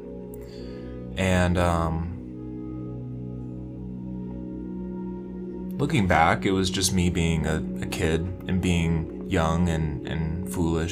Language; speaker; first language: English; native; English